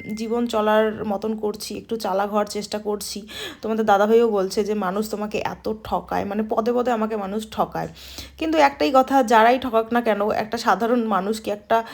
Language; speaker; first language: Bangla; non-native, local second language; Rangpuri